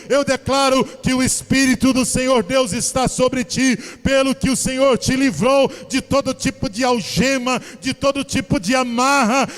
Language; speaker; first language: Portuguese; native; Portuguese